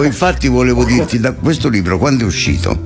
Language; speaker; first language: Italian; native; Italian